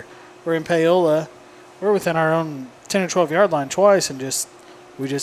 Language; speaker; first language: English; native; English